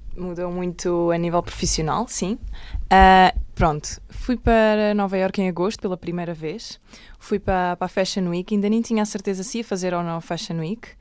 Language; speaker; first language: Portuguese; native; Portuguese